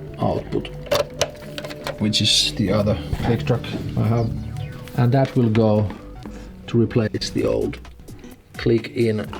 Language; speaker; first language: English; non-native, fluent; Finnish